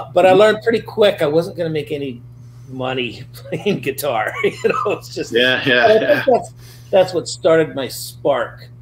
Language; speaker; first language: English; native; English